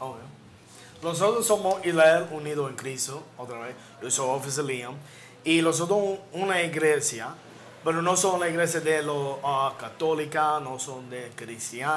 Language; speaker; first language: Spanish; non-native, learner; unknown